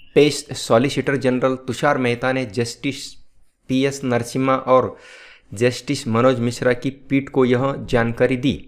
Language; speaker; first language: Hindi; non-native, local second language; Marathi